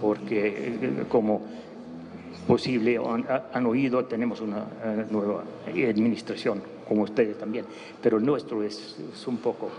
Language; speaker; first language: Spanish; non-native, fluent; English